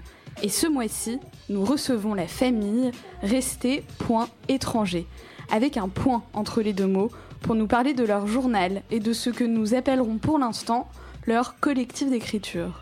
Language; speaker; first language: French; native; French